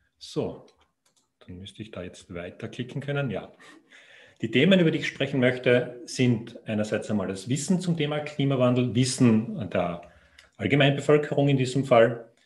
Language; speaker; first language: German; native; German